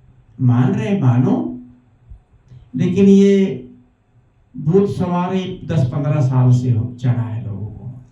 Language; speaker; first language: Hindi; native; Hindi